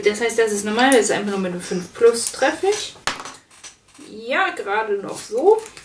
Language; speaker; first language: German; native; German